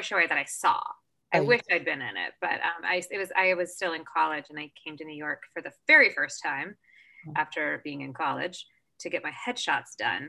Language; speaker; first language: English; native; English